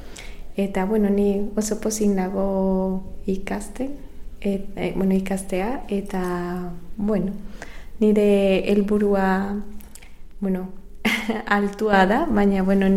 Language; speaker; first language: Basque; non-native, learner; Spanish